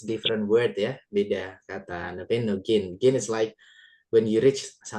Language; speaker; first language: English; non-native, fluent; Indonesian